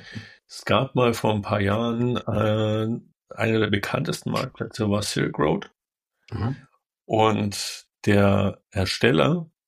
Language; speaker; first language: German; native; German